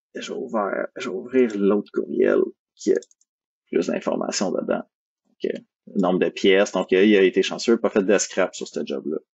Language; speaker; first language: French; native; French